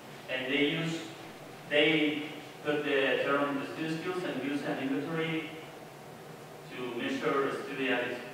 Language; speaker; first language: English; non-native, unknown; Spanish